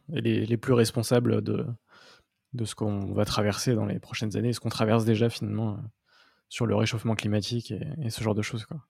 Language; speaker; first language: French; native; French